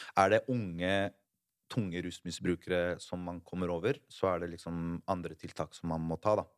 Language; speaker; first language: Norwegian; early bilingual, other home language; Spanish